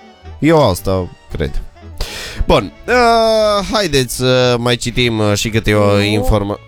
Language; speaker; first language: Romanian; native; Romanian